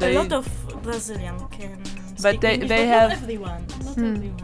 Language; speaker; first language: English; non-native, learner; Polish